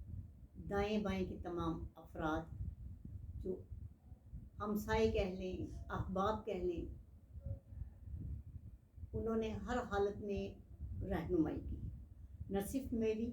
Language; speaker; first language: Urdu; native; Urdu